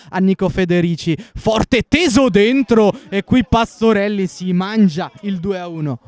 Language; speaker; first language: Italian; native; Italian